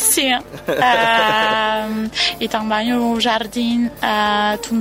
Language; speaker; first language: Portuguese; non-native, fluent; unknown